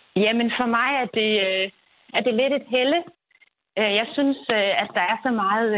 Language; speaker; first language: Danish; native; Danish